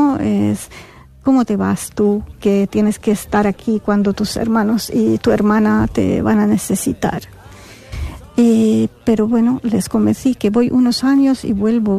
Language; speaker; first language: Spanish; non-native, fluent; Arabic